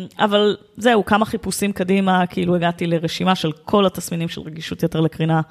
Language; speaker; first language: Hebrew; native; Hebrew